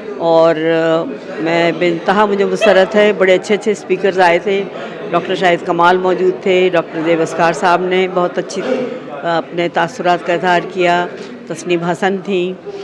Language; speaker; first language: Urdu; native; Urdu